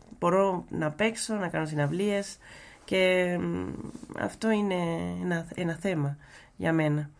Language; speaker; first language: Greek; non-native, learner; Spanish